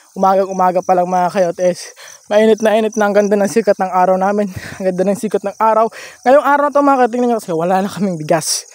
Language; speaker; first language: Filipino; non-native, local second language; Masbatenyo